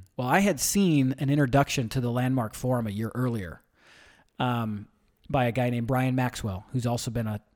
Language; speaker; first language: English; native; English